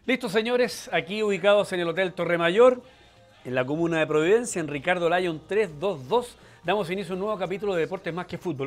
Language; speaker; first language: Spanish; native; Spanish